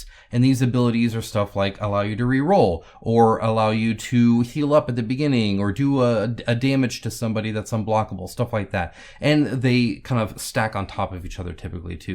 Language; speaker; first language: English; native; English